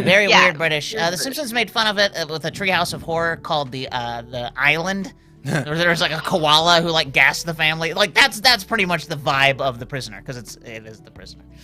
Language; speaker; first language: English; native; English